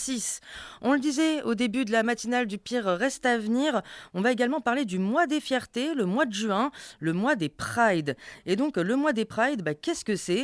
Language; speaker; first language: French; native; French